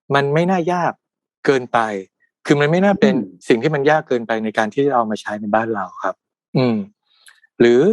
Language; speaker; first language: Thai; native; Thai